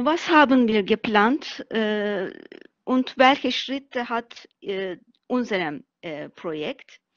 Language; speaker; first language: German; non-native, fluent; Turkish